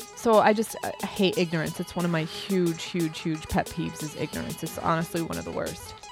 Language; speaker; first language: English; early bilingual, other home language; German